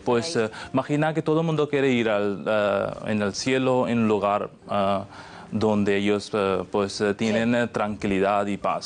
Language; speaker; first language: Spanish; non-native, fluent; Urdu